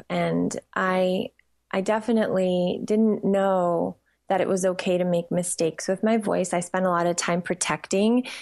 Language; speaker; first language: English; native; English